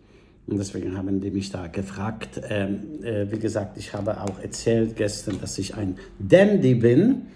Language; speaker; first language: German; non-native, fluent; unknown